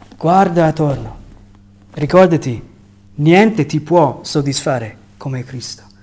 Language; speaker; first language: Italian; non-native, fluent; English